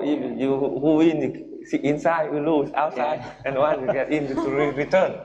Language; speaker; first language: English; non-native, learner; Vietnamese